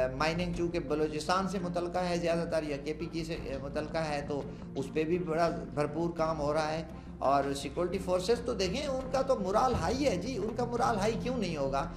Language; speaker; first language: Urdu; non-native, local second language; Baluchi